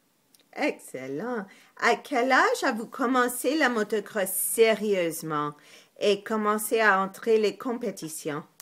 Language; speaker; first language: French; non-native, learner; English